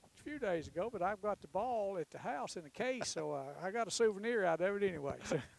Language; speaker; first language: English; native; English